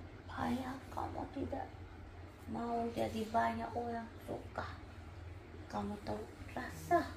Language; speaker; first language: Indonesian; non-native, learner; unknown